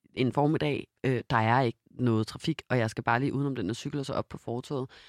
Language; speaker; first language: Danish; native; Danish